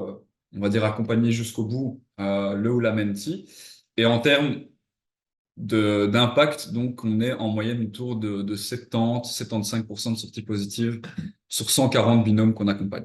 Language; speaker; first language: French; native; French